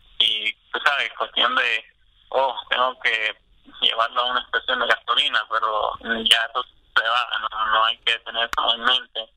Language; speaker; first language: Spanish; early bilingual, other home language; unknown